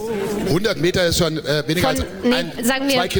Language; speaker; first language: German; native; German